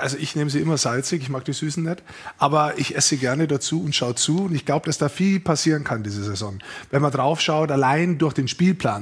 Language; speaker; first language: German; native; German